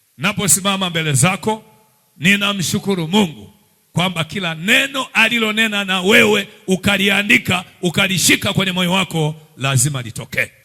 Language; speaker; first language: Swahili; native; Swahili